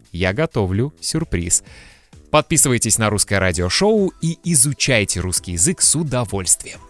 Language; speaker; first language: Russian; native; Russian